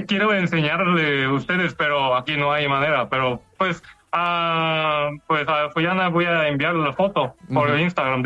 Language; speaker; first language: Spanish; non-native, fluent; Korean